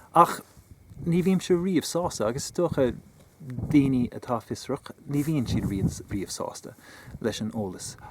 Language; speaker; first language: Irish; non-native, local second language; English